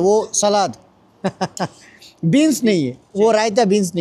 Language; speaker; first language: Hindi; non-native, learner; Bangla